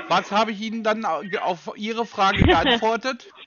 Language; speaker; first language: German; native; German